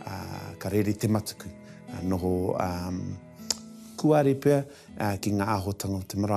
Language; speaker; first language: Māori; non-native, local second language; English